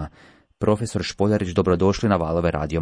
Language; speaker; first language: Croatian; native; Croatian